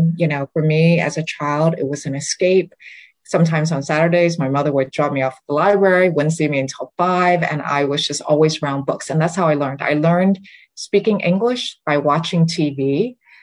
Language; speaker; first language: English; early bilingual, other home language; Vietnamese